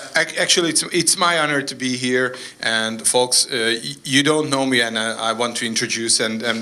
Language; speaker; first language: English; non-native, fluent; Hungarian